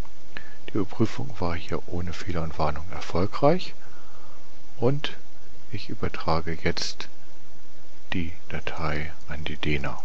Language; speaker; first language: German; native; German